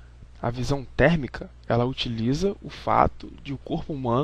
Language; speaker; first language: Portuguese; native; Portuguese